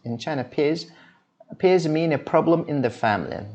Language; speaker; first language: English; non-native, fluent; Azerbaijani